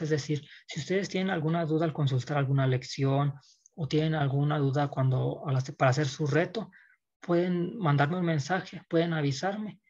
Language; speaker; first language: Spanish; native; Spanish